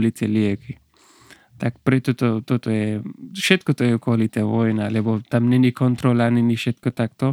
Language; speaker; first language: Slovak; non-native, learner; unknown